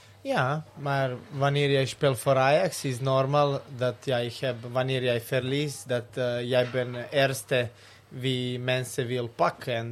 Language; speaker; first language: Dutch; non-native, learner; Serbian